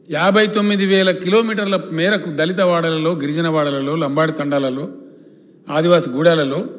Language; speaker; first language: Telugu; native; Telugu